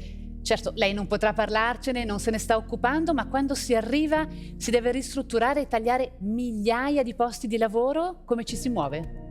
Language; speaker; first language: Italian; native; Italian